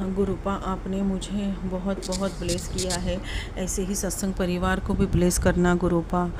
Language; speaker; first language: Hindi; non-native, local second language; Marathi